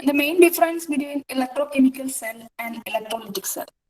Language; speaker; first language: English; non-native, local second language; Malayalam